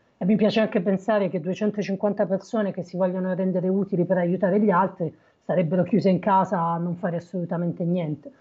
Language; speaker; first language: Italian; native; Italian